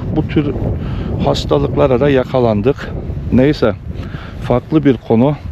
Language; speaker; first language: Turkish; early bilingual, heritage; Turkish